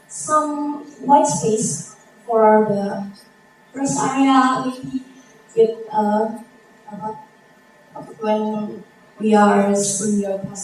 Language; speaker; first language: English; non-native, fluent; Indonesian